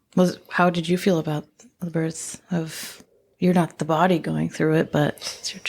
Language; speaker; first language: English; native; English